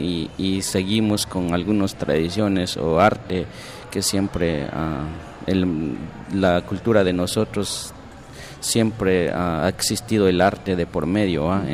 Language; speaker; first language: Spanish; non-native, local second language; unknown